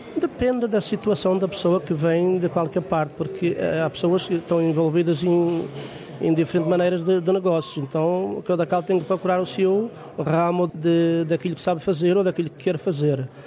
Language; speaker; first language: Portuguese; native; Portuguese